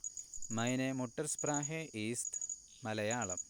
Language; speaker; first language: German; non-native, learner; Malayalam